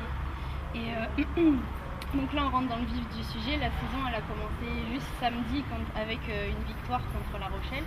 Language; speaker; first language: French; native; French